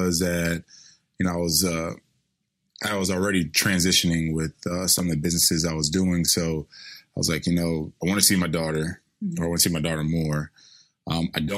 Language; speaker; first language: English; native; English